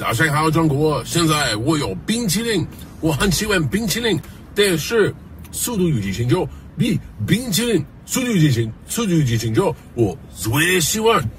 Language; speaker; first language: Chinese; non-native, learner; English